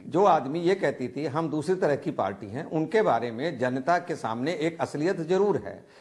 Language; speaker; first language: Hindi; native; Hindi